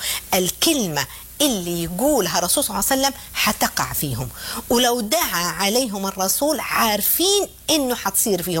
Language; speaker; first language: Arabic; native; Arabic